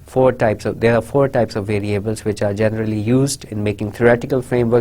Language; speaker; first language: English; non-native, local second language; Urdu